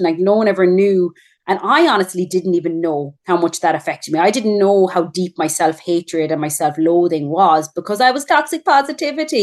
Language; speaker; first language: English; native; English